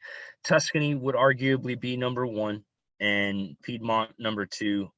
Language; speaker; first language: English; native; English